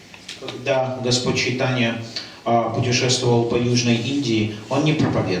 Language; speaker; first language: Russian; native; Russian